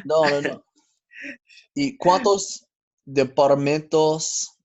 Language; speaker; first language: Spanish; non-native, learner; English